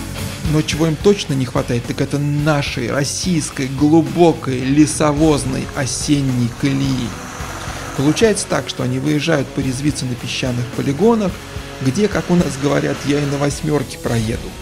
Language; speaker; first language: Russian; native; Russian